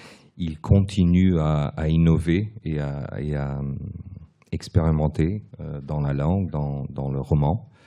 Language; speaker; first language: French; early bilingual, other home language; Portuguese